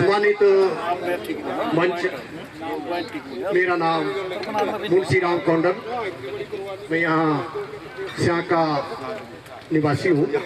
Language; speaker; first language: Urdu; non-native, local second language; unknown